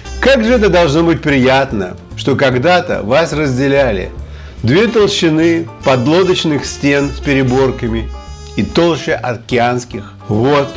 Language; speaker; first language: Russian; native; Russian